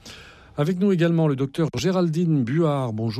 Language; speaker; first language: French; native; French